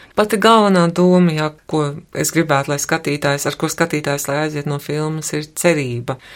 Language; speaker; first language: Latvian; native; Latvian